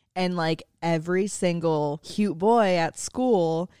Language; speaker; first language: English; native; English